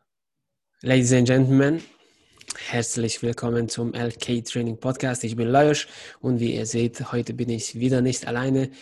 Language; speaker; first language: German; non-native, fluent; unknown